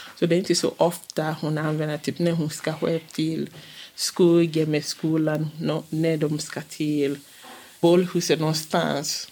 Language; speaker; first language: Swedish; non-native, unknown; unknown